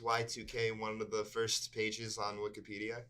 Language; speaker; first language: English; native; English